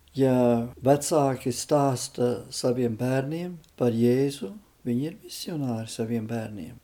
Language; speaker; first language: Latvian; early bilingual, heritage; Latvian